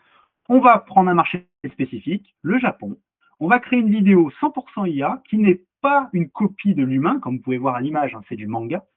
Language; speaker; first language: French; native; French